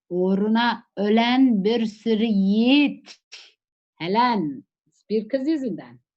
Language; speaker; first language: Turkish; native; Turkish